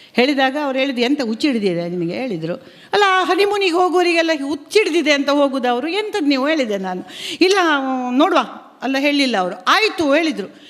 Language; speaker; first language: Kannada; non-native, local second language; Konkani